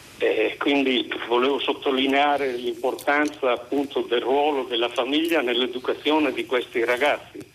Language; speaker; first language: Italian; native; Italian